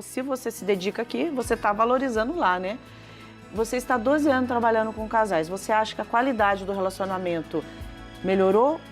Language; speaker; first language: Portuguese; native; Portuguese